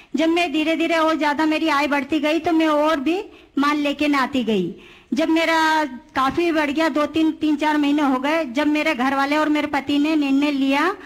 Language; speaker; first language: Hindi; native; Hindi